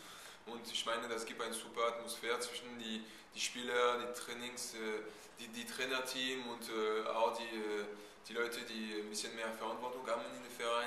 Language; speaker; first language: German; non-native, fluent; French